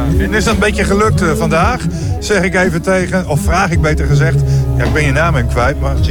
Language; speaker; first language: Dutch; native; Dutch